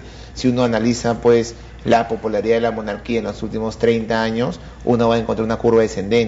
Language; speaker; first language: Spanish; native; Spanish